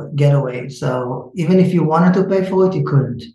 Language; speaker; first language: English; non-native, fluent; Hebrew